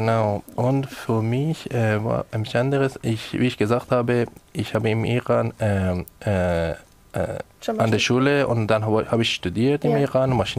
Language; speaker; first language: German; non-native, learner; Persian